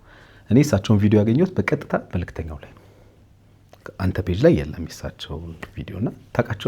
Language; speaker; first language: Amharic; native; Amharic